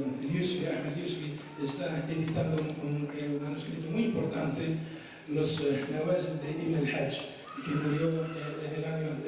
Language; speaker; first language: Spanish; non-native, fluent; Arabic